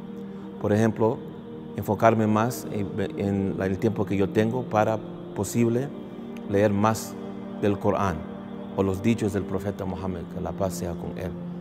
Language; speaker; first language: Spanish; non-native, fluent; English